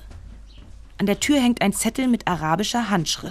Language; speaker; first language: German; native; German